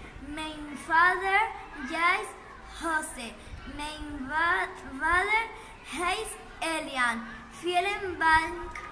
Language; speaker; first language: German; non-native, learner; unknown